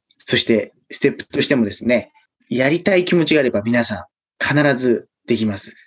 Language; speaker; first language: Japanese; native; Japanese